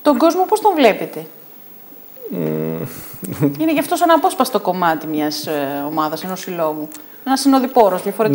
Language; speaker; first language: Greek; native; Greek